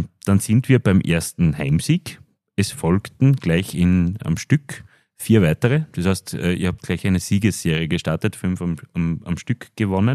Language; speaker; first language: German; native; German